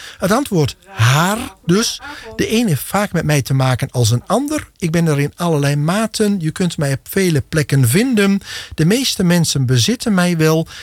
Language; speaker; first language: Dutch; native; Dutch